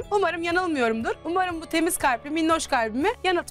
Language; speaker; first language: Turkish; native; Turkish